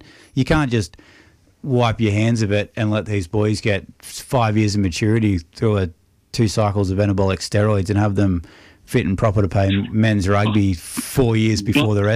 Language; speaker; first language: English; native; English